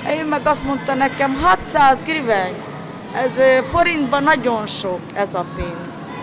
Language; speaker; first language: Hungarian; native; Hungarian